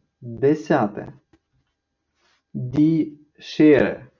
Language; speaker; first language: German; non-native, fluent; Ukrainian